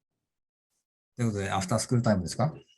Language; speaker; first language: Japanese; native; Japanese